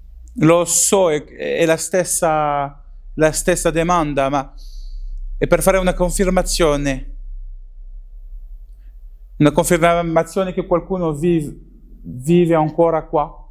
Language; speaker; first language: Italian; non-native, learner; French